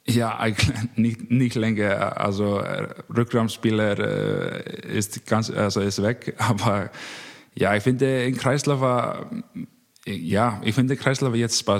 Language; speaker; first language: German; non-native, learner; Icelandic